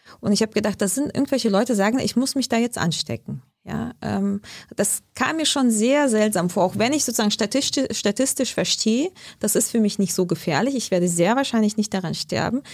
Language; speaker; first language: German; early bilingual, other home language; Russian